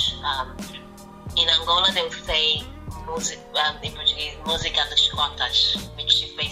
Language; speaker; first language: English; non-native, fluent; Portuguese